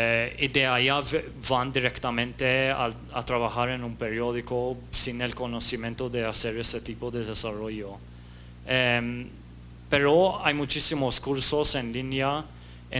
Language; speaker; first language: Spanish; non-native, fluent; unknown